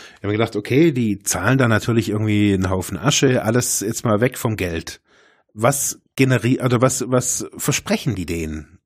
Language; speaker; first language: German; native; German